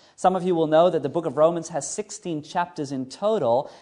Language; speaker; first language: English; native; English